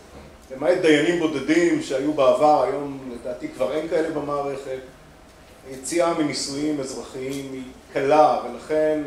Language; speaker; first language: Hebrew; native; Hebrew